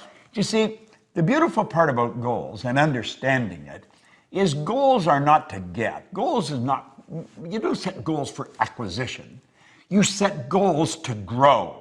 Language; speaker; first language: English; native; English